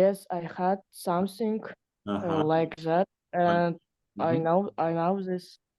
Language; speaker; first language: English; non-native, learner; Russian